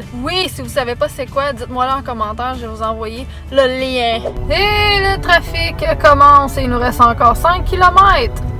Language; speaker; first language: French; native; French